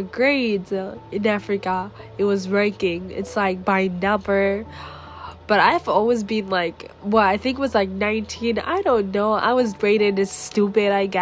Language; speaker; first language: English; early bilingual, other home language; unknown